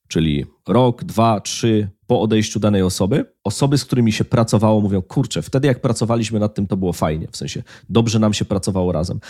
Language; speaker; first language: Polish; native; Polish